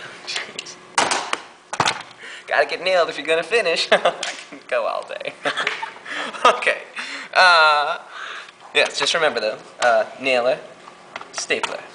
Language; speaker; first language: English; native; English